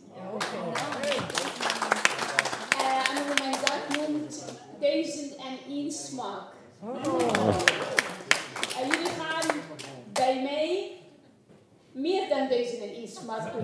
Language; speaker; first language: Dutch; non-native, learner; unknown